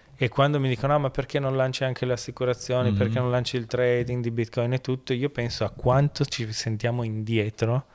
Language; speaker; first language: Italian; native; Italian